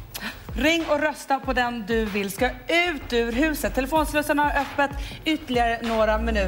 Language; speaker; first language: Swedish; native; Swedish